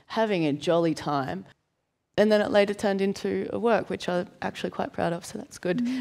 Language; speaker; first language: English; native; English